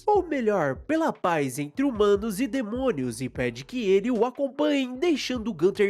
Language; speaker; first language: Portuguese; native; Portuguese